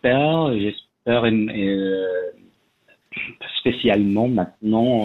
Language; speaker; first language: French; non-native, fluent; Persian